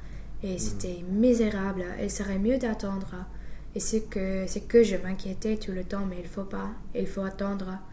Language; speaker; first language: French; non-native, fluent; English